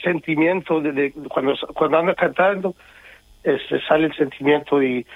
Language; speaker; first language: Spanish; early bilingual, other home language; English